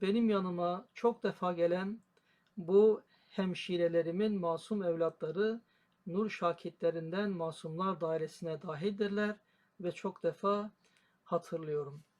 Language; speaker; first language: Turkish; native; Turkish